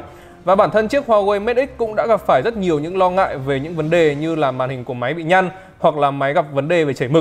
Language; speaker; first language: Vietnamese; native; Vietnamese